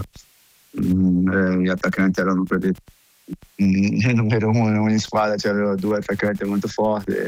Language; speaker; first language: Italian; non-native, fluent; Portuguese